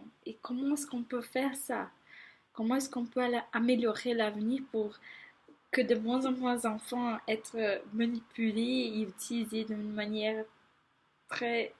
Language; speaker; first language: French; non-native, fluent; Portuguese